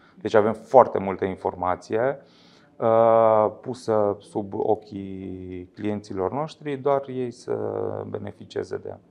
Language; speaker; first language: Romanian; native; Romanian